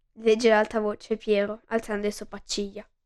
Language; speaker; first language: Italian; native; Italian